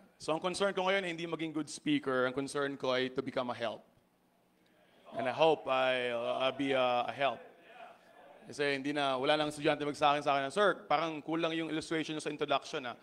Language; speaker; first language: Filipino; non-native, local second language; Bikol